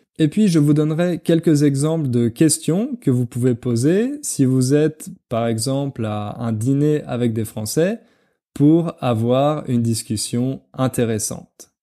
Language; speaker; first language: French; native; French